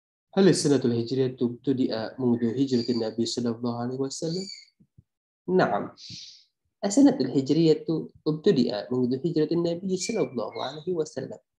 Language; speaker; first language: Arabic; non-native, fluent; Indonesian